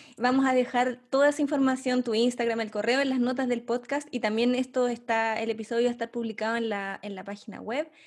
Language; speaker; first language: Spanish; native; Spanish